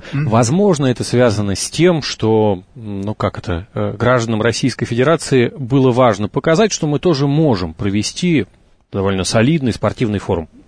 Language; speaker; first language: Russian; native; Russian